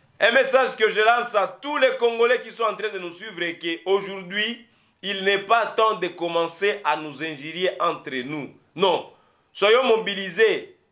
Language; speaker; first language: French; non-native, local second language; Lingala